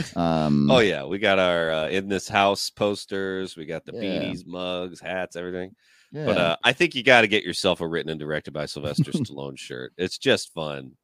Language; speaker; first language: English; native; English